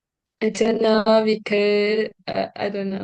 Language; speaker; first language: English; non-native, learner; Vietnamese